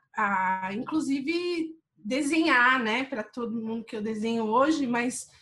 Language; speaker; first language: Portuguese; native; Portuguese